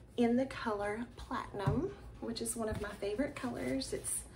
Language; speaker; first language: English; native; English